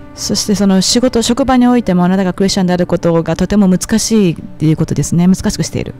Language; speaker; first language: Japanese; native; Japanese